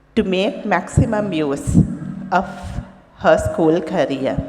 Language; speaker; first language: English; non-native, local second language; Sinhala